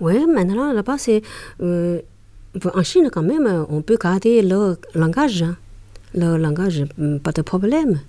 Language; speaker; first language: French; non-native, learner; Chinese